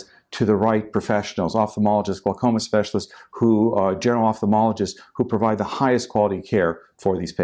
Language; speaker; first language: English; native; English